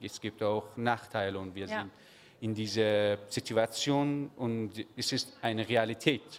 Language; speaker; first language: German; non-native, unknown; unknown